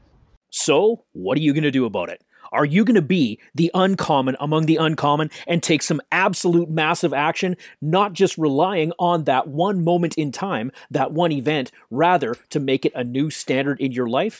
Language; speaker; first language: English; native; English